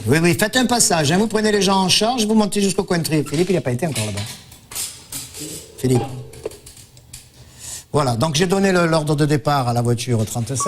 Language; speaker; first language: French; native; French